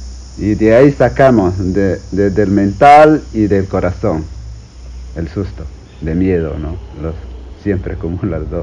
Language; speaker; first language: Spanish; non-native, local second language; Shipibo-Conibo